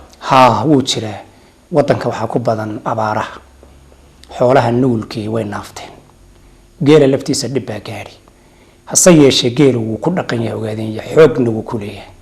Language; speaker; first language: Somali; native; Somali